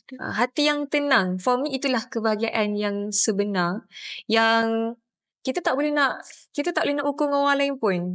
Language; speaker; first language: Malay; native; Malay